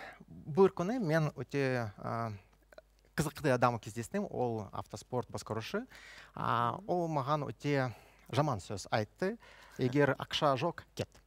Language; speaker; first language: Kazakh; non-native, local second language; Russian